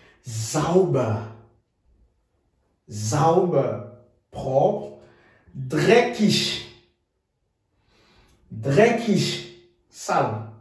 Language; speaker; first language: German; non-native, fluent; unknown